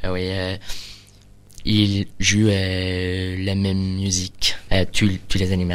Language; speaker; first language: French; non-native, learner; English